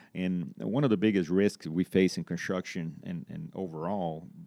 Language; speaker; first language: English; non-native, fluent; Portuguese